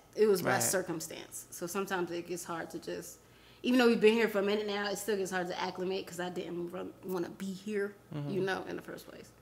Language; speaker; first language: English; native; English